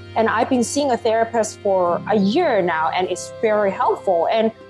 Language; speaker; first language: English; non-native, local second language; Cantonese